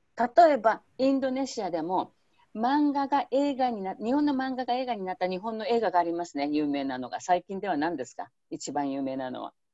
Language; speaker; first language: Japanese; native; Japanese